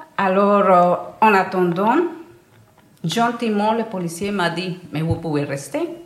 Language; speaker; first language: French; non-native, learner; Spanish